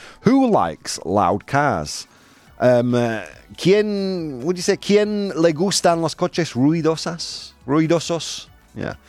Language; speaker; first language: Spanish; non-native, fluent; English